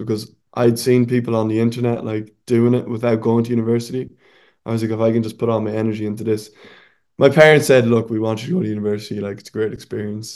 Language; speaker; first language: English; native; English